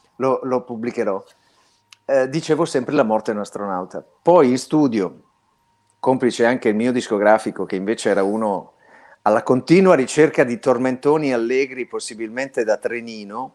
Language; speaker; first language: Italian; native; Italian